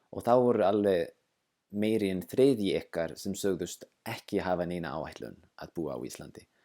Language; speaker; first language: Icelandic; non-native, fluent; English